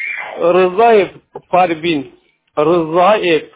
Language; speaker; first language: Russian; non-native, learner; Azerbaijani